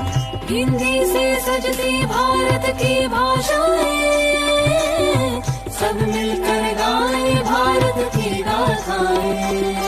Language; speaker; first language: Hindi; non-native, local second language; Malayalam